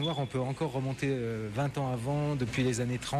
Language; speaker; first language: French; native; French